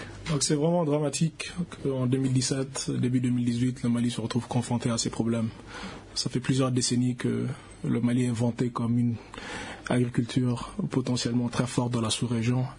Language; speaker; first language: French; non-native, local second language; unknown